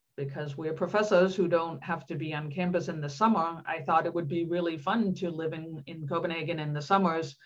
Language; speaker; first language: English; non-native, fluent; Danish